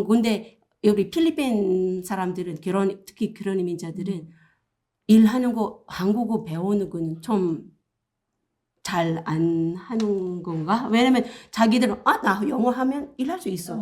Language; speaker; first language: Korean; non-native, learner; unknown